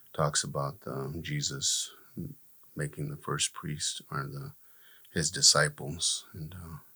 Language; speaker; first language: English; native; English